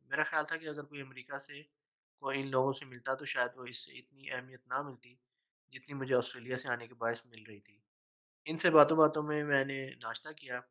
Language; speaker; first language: Urdu; native; Urdu